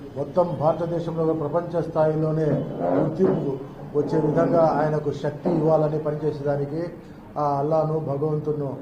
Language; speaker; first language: Telugu; native; Telugu